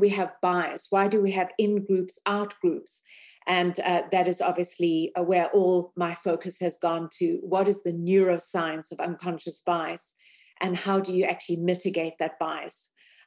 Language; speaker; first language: English; native; English